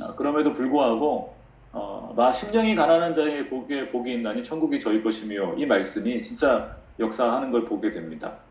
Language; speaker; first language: Korean; native; Korean